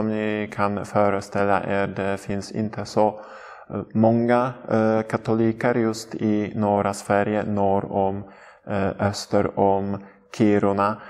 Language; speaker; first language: Swedish; non-native, fluent; Polish